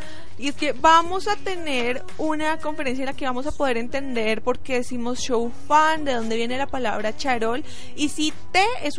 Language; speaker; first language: Spanish; native; Spanish